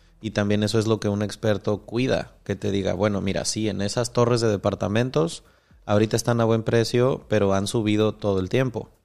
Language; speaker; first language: Spanish; native; Spanish